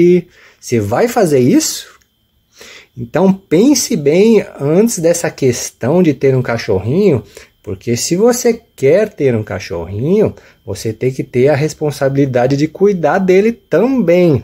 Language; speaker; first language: Portuguese; native; Portuguese